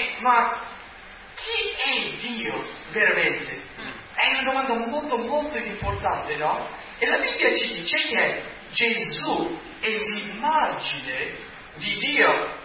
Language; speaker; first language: Italian; non-native, fluent; English